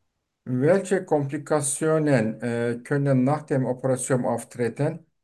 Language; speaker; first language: German; non-native, learner; Turkish